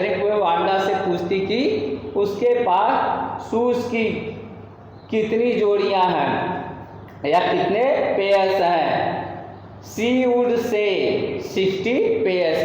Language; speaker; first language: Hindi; native; Hindi